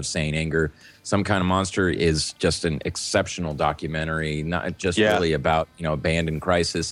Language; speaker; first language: English; native; English